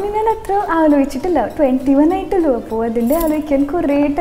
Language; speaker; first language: Malayalam; non-native, local second language; Hindi